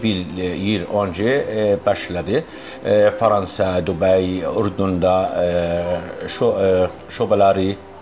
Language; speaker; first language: Turkish; non-native, learner; Arabic